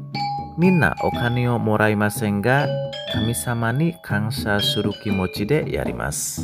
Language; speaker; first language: Japanese; non-native, fluent; Indonesian